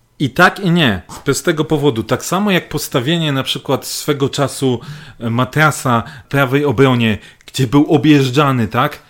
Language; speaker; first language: Polish; native; Polish